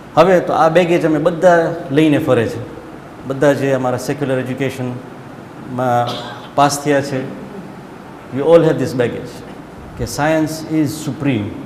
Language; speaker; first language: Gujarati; early bilingual, heritage; Gujarati